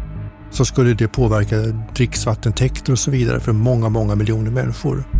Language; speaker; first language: Swedish; native; Swedish